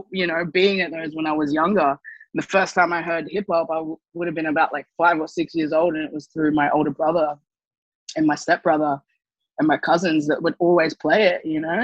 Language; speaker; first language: English; native; English